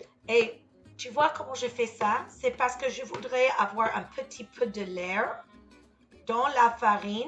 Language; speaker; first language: French; non-native, fluent; English